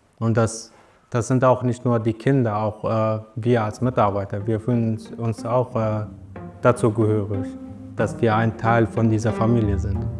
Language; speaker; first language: German; non-native, fluent; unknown